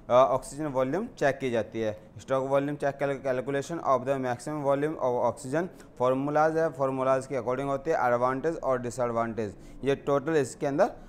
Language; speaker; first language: Hindi; native; Hindi